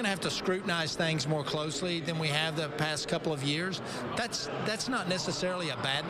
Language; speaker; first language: English; native; English